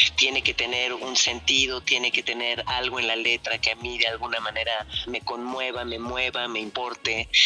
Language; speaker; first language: Spanish; native; Spanish